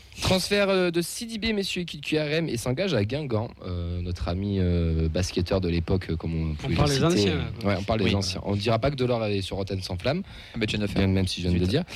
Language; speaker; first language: French; native; French